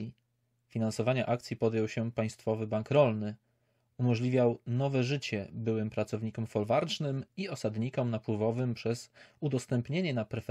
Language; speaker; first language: Polish; native; Polish